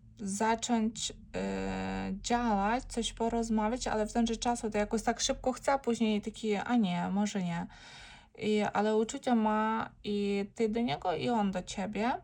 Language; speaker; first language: Polish; non-native, learner; Ukrainian